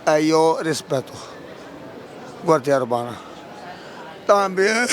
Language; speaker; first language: Spanish; non-native, learner; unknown